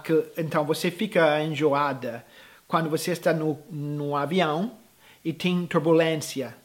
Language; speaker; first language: Portuguese; non-native, fluent; English